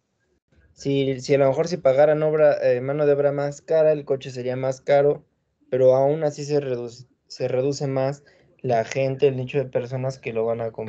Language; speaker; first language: Spanish; native; Spanish